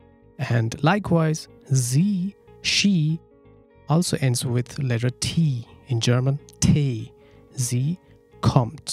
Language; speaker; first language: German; non-native, fluent; Nepali